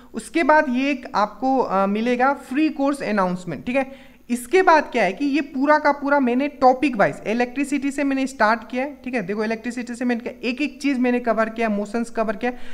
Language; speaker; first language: Hindi; native; Hindi